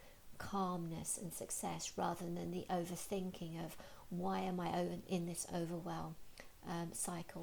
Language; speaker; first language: English; native; English